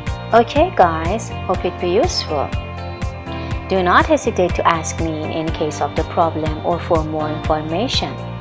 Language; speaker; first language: English; non-native, fluent; Persian